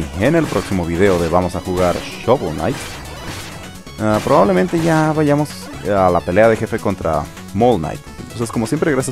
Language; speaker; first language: Spanish; native; Spanish